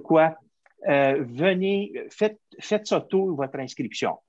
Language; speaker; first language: French; native; French